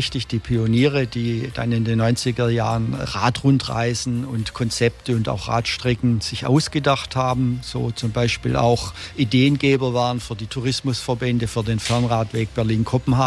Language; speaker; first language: German; native; German